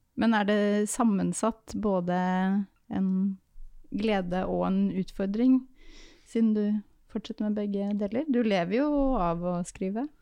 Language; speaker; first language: Norwegian; native; Norwegian